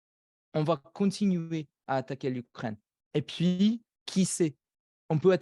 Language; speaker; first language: French; non-native, fluent; English